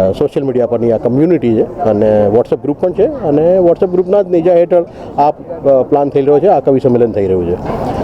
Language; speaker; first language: Gujarati; native; Gujarati